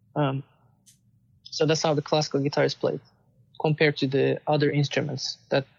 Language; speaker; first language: English; non-native, fluent; Turkish